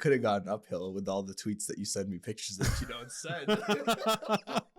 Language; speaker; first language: English; native; English